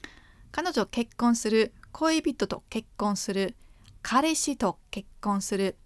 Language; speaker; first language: Japanese; non-native, fluent; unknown